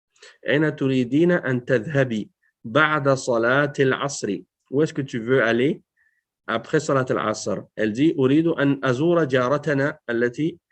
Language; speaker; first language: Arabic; non-native, fluent; French